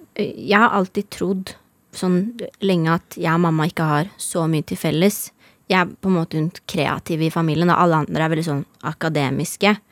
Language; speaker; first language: Norwegian; early bilingual, other home language; Persian